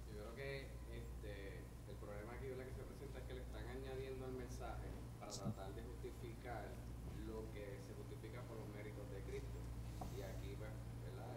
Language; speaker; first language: Spanish; native; Spanish